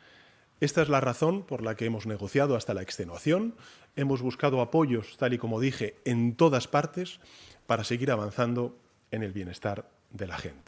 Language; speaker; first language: Spanish; native; Spanish